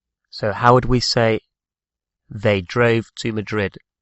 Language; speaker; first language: English; native; English